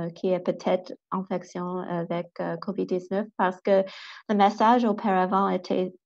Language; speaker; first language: French; non-native, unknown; English